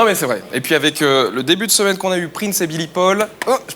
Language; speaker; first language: French; native; French